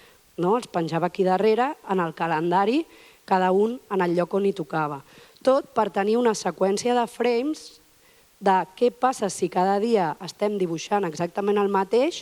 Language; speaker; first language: Catalan; native; Catalan